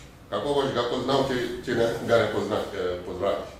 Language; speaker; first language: Slovenian; non-native, fluent; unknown